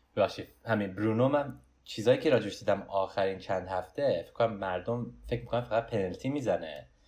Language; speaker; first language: Persian; early bilingual, heritage; Persian